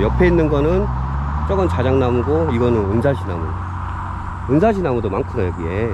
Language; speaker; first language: Korean; native; Korean